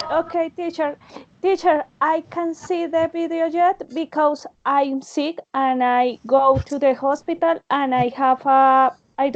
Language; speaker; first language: English; non-native, learner; Spanish